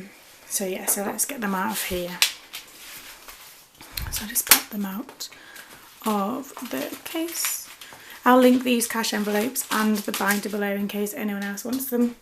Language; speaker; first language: English; native; English